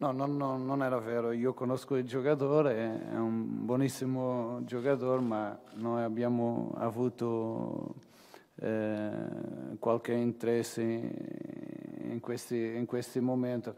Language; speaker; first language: Italian; non-native, fluent; Portuguese